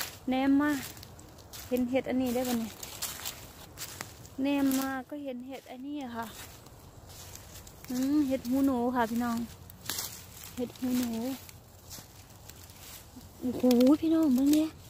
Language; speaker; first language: Thai; non-native, local second language; Northeastern Thai